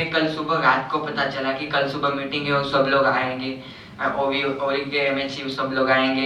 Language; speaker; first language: Hindi; native; Hindi